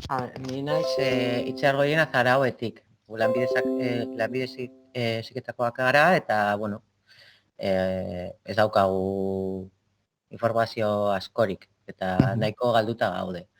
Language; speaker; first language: Basque; non-native, local second language; Spanish